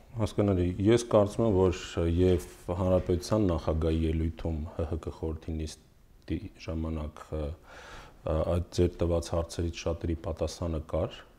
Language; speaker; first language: Armenian; native; Armenian